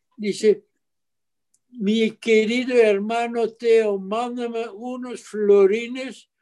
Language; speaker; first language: Spanish; non-native, fluent; Dutch